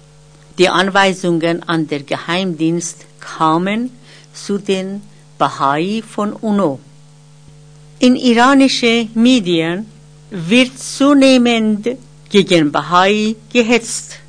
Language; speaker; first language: German; non-native, fluent; Persian